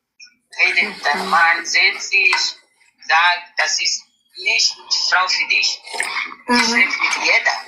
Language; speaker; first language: German; non-native, learner; Nigerian Pidgin